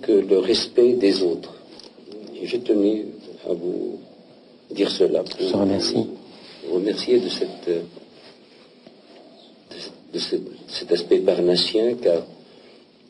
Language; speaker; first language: French; non-native, local second language; Arabic